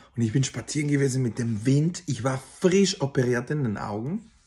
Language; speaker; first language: German; non-native, fluent; Spanish